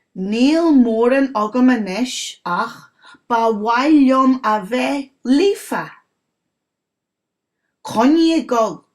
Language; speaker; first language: Irish; non-native, local second language; English